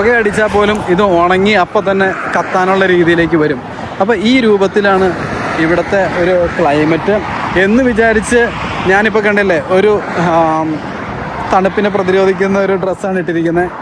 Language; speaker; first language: Malayalam; native; Malayalam